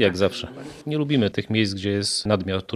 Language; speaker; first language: Polish; native; Polish